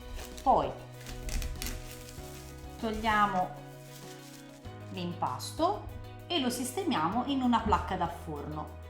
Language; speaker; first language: Italian; native; Italian